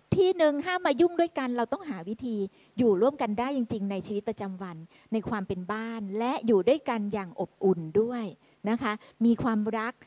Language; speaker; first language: Thai; native; Thai